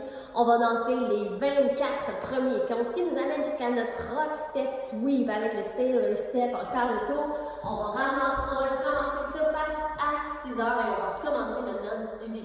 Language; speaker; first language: French; native; French